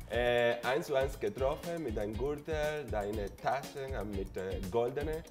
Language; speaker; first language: German; non-native, fluent; Spanish